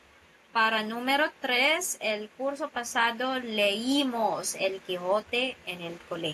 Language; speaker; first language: Spanish; non-native, fluent; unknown